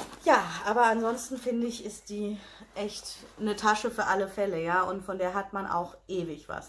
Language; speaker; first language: German; native; German